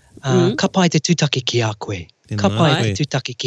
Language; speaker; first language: Māori; non-native, local second language; English